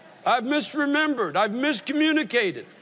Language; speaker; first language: English; native; English